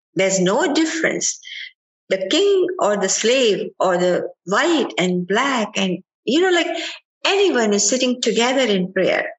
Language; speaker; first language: English; non-native, local second language; Sindhi